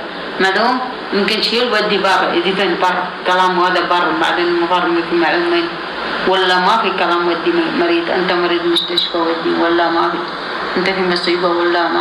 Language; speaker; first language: Arabic; non-native, learner; Amharic